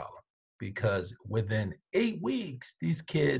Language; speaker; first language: English; native; English